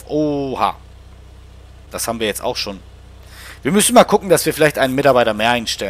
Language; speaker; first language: German; native; German